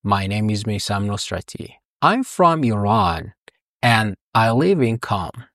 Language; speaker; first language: English; non-native, fluent; Persian